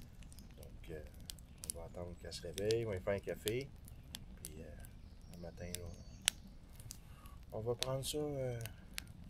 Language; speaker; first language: French; native; French